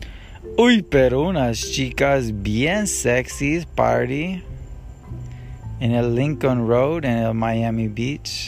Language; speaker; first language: Spanish; non-native, learner; English